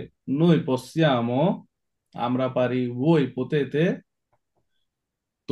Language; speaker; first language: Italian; non-native, fluent; Bangla